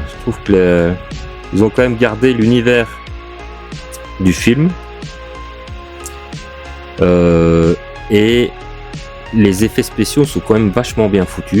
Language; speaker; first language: French; native; French